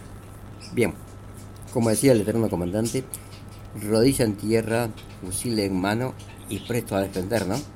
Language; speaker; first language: Spanish; native; Spanish